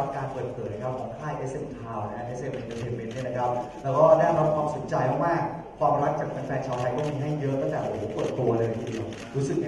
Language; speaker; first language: Thai; native; Thai